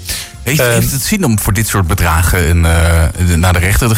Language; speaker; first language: Dutch; native; Dutch